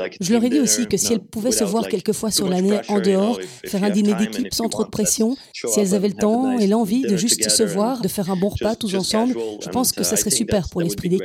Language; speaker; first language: French; native; French